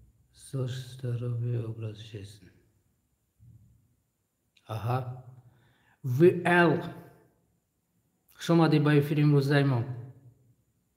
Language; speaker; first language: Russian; non-native, learner; Tajik